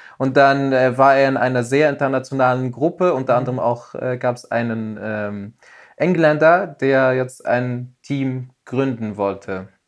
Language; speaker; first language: German; non-native, fluent; Arabic